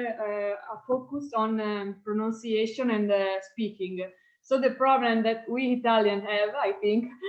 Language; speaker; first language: English; non-native, fluent; Italian